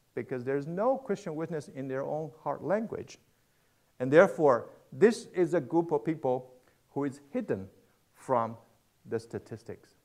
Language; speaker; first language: English; non-native, fluent; Chinese